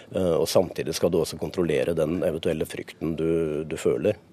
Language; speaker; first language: Norwegian; native; Norwegian